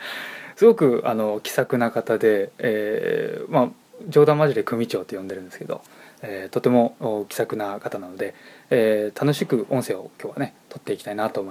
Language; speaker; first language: Japanese; native; Japanese